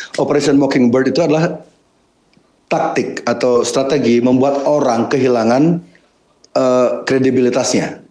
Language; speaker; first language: Indonesian; native; Indonesian